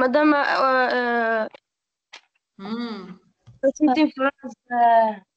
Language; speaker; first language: French; non-native, learner; Arabic